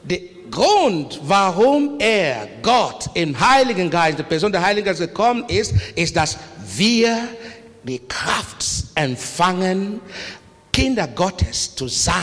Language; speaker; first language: German; non-native, learner; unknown